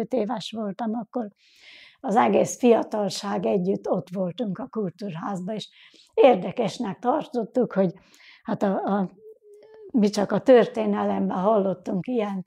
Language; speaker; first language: Hungarian; native; Hungarian